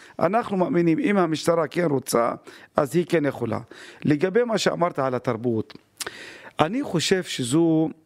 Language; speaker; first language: Hebrew; non-native, local second language; Arabic